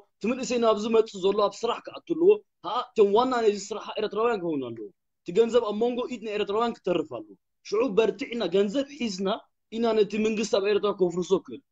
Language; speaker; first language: Tigrinya; early bilingual, heritage; Tigrinya